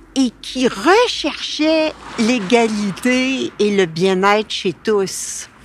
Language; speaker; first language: French; native; French